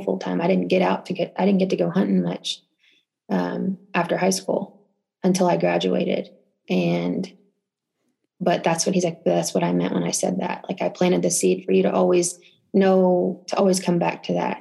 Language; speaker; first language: English; native; English